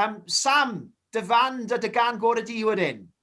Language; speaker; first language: Welsh; native; Welsh